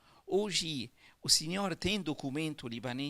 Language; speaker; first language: Portuguese; non-native, fluent; Arabic